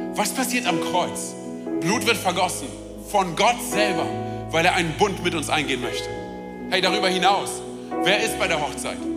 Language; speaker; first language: German; early bilingual, other home language; Romanian